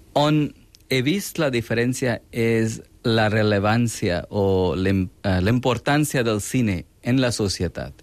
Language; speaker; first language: Catalan; non-native, fluent; Hindi